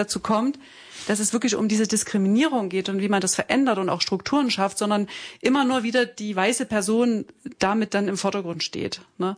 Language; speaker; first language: German; native; German